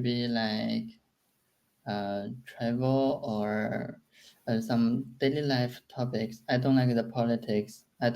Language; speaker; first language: English; non-native, learner; Chinese